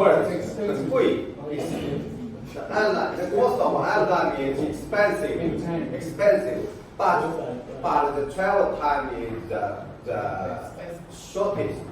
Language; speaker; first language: English; non-native, fluent; Chinese